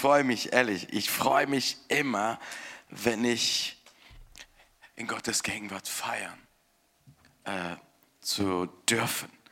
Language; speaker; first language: German; non-native, fluent; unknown